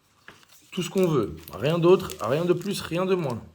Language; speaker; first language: French; native; French